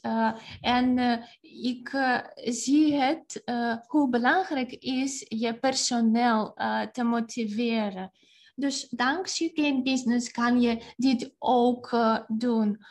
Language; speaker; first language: Dutch; non-native, fluent; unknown